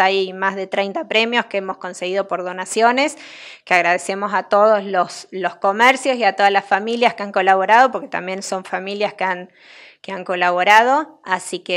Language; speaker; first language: Spanish; native; Spanish